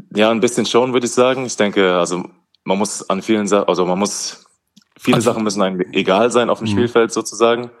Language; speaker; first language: German; native; German